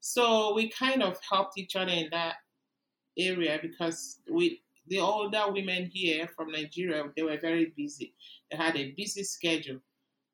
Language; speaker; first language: English; non-native, local second language; Igbo